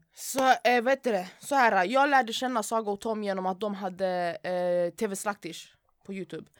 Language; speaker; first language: Swedish; early bilingual, other home language; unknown